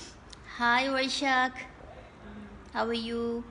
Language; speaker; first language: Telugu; non-native, local second language; Malayalam